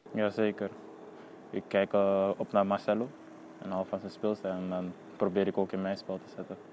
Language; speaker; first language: Dutch; native; Dutch